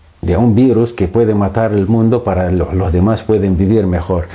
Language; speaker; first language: Spanish; non-native, fluent; Arabic